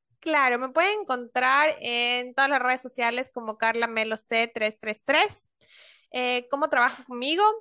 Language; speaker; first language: Spanish; native; Spanish